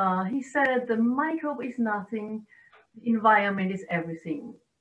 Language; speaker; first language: English; non-native, fluent; German